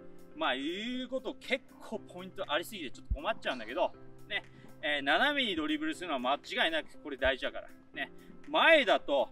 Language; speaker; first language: Japanese; native; Japanese